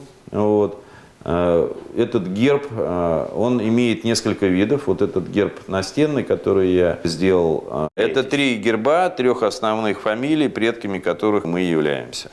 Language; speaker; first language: Russian; native; Russian